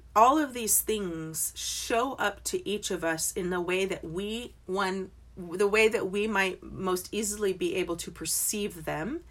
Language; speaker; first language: English; native; English